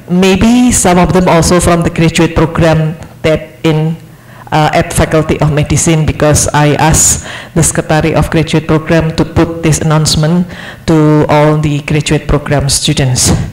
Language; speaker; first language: English; non-native, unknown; Indonesian